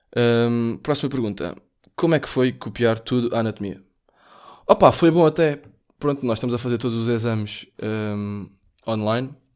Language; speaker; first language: Portuguese; native; Portuguese